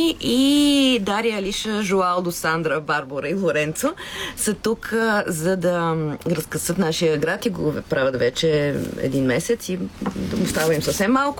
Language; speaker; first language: Bulgarian; native; Bulgarian